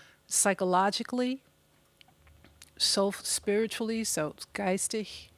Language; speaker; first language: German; non-native, fluent; English